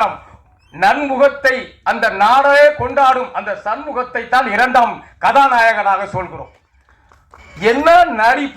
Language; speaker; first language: Tamil; native; Tamil